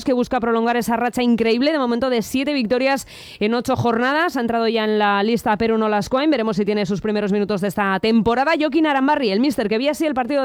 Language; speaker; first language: Spanish; native; Spanish